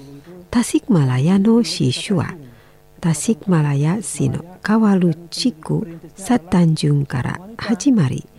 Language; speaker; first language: Japanese; non-native, learner; Indonesian